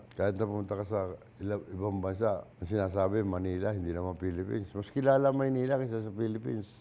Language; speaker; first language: Filipino; native; Filipino